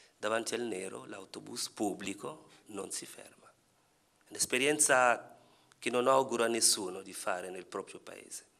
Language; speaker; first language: Italian; non-native, fluent; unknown